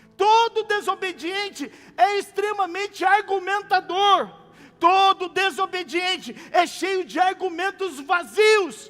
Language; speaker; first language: Portuguese; native; Portuguese